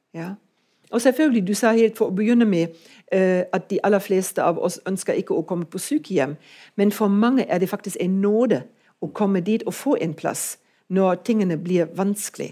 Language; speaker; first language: Norwegian; non-native, fluent; German